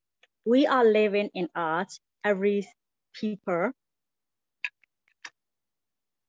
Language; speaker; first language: English; non-native, learner; Burmese